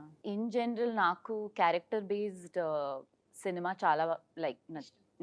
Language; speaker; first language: Telugu; non-native, learner; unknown